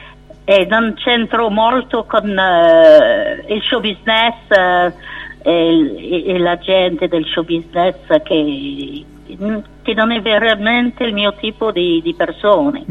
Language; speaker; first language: Italian; non-native, fluent; French